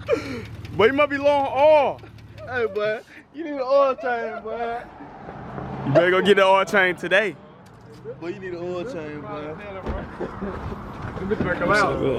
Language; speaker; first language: English; native; English